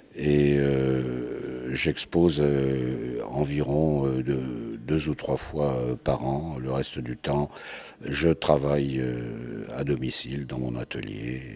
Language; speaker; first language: French; native; French